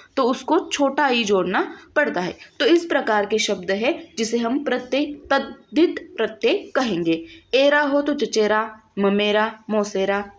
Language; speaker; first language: Hindi; non-native, local second language; Marathi